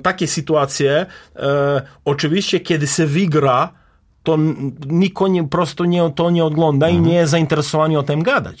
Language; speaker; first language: Polish; non-native, learner; Serbian